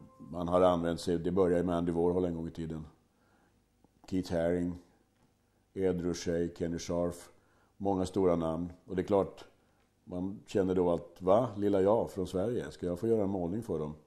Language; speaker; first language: Swedish; early bilingual, other home language; Finnish